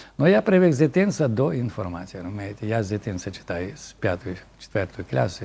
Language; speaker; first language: Ukrainian; native; Ukrainian